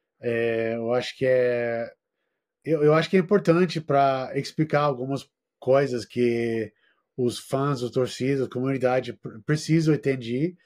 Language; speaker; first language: Portuguese; non-native, learner; English